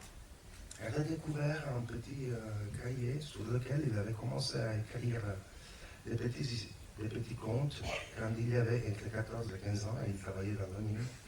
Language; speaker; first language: French; non-native, fluent; Italian